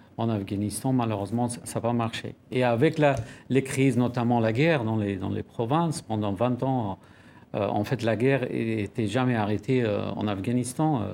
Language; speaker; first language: French; non-native, fluent; Persian